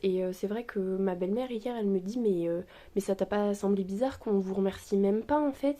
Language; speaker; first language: French; native; French